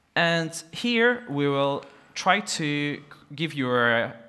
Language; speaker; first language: English; non-native, fluent; Russian